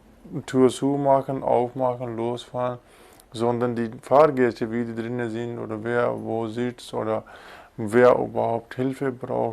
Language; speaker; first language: German; non-native, fluent; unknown